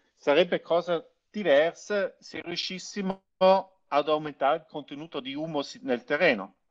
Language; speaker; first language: Italian; non-native, local second language; German